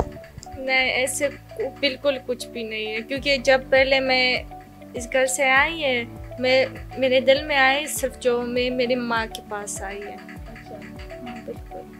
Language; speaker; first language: Hindi; non-native, learner; Russian